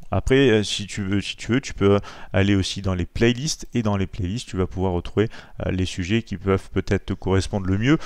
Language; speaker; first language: French; native; French